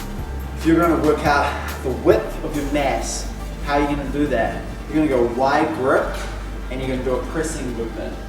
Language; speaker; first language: English; native; English